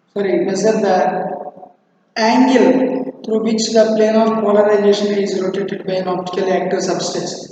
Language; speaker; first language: English; non-native, local second language; Telugu